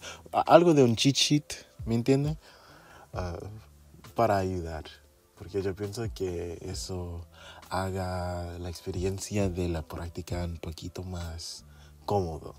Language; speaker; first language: Spanish; non-native, fluent; English